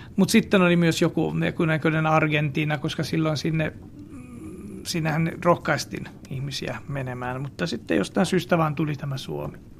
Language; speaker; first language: Finnish; non-native, fluent; Hungarian